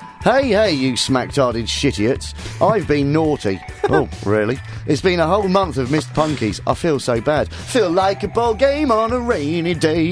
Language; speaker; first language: English; native; English